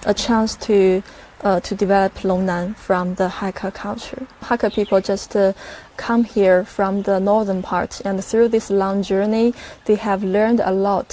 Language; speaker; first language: English; non-native, fluent; Chinese